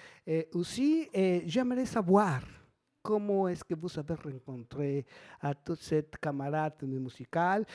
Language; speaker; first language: French; non-native, learner; Spanish